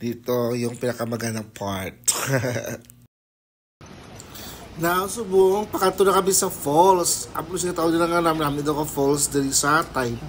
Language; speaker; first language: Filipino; non-native, local second language; Hiligaynon